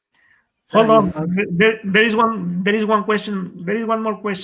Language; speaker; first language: English; non-native, fluent; Spanish